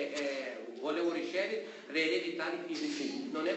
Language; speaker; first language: Italian; non-native, learner; Portuguese